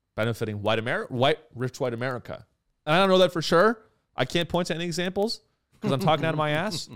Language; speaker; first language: English; native; English